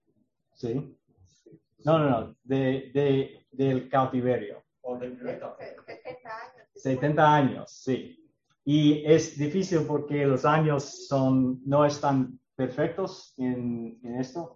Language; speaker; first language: Spanish; non-native, learner; English